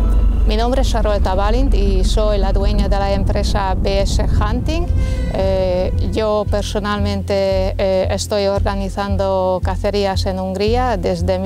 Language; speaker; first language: Spanish; non-native, fluent; Hungarian